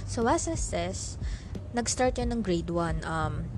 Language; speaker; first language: Filipino; native; Filipino